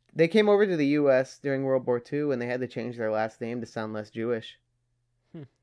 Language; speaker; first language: English; early bilingual, other home language; German